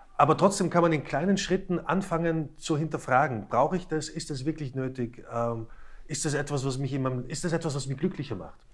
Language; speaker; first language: German; early bilingual, other home language; Slovak